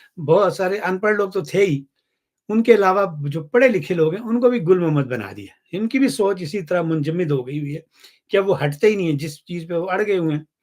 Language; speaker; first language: Urdu; non-native, local second language; Punjabi